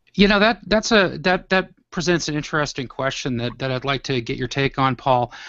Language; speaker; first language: English; native; English